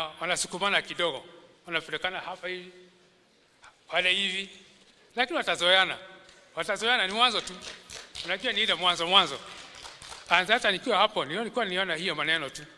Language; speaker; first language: Swahili; non-native, local second language; Kikuyu